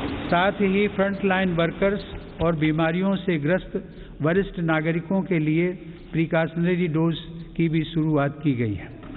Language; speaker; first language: Hindi; native; Hindi